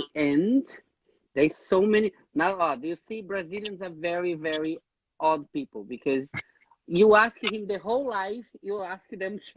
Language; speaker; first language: English; non-native, fluent; Portuguese